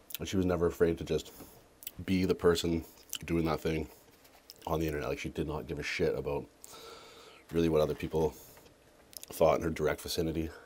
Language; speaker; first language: English; native; English